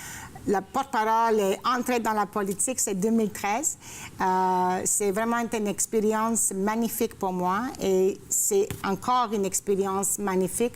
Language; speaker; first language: French; non-native, fluent; Greek